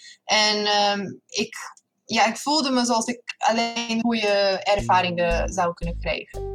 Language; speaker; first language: Dutch; non-native, fluent; Serbian